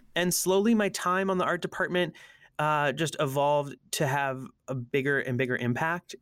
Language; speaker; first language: English; native; English